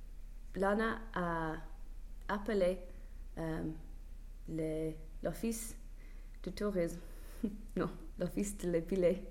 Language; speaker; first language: French; non-native, learner; English